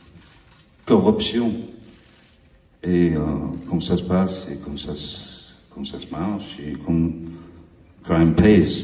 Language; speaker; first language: French; non-native, learner; English